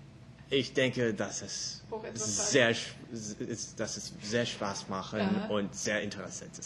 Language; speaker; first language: German; non-native, learner; English